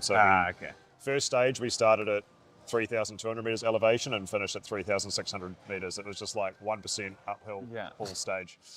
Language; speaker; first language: English; native; English